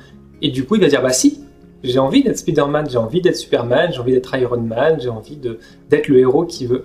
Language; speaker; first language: French; native; French